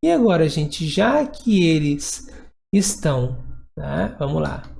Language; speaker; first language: Portuguese; native; Portuguese